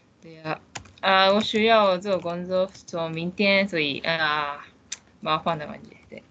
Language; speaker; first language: Chinese; non-native, learner; Japanese